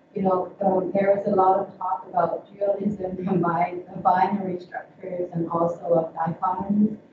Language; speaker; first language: English; non-native, fluent; Finnish